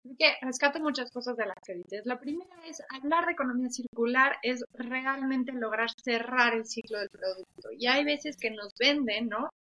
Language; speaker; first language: Spanish; native; Spanish